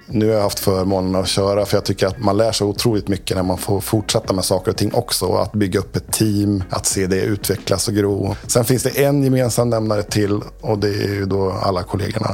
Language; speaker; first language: Swedish; native; Swedish